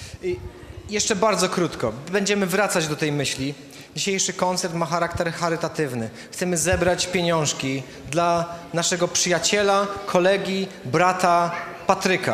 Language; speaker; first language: Polish; native; Polish